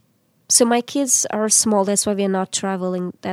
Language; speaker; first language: English; non-native, fluent; Uzbek